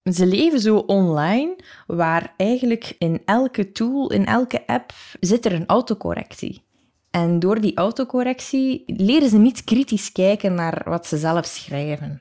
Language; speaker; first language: Dutch; native; Dutch